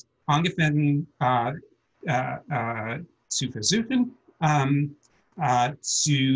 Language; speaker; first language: German; non-native, learner; English